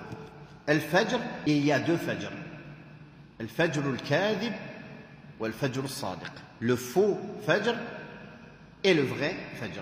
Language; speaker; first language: French; native; French